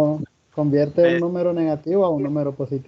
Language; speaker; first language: Spanish; native; Spanish